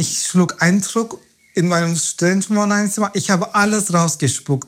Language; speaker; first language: German; non-native, fluent; Turkish